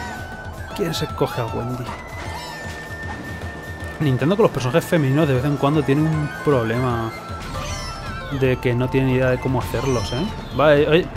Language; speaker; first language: Spanish; native; Spanish